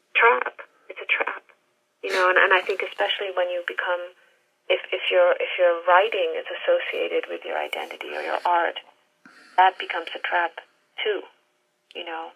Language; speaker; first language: English; native; English